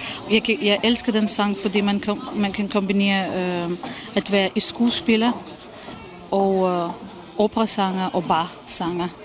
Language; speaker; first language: Danish; non-native, fluent; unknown